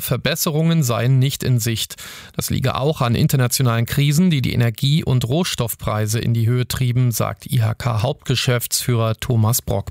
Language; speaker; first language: German; native; German